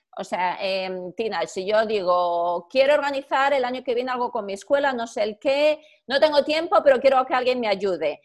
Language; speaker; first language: Spanish; native; Spanish